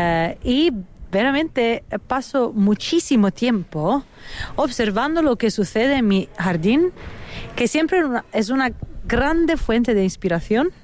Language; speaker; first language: Spanish; non-native, fluent; Italian